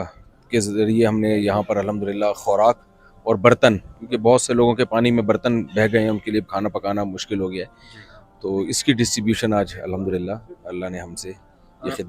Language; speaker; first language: Urdu; native; Urdu